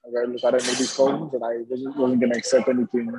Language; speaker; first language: English; native; English